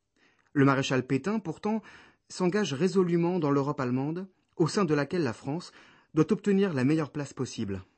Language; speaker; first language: French; native; French